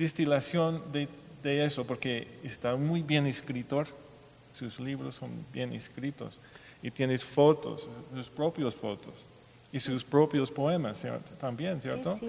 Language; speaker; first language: Spanish; non-native, fluent; English